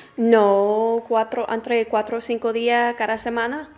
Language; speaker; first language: Spanish; non-native, learner; English